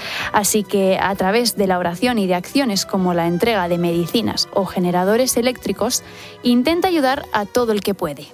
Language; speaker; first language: Spanish; native; Spanish